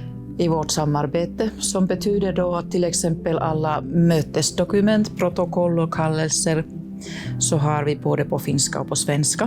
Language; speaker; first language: Swedish; non-native, local second language; Finnish